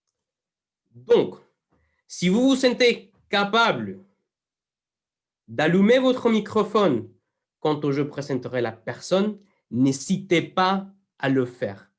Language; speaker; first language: French; non-native, fluent; Spanish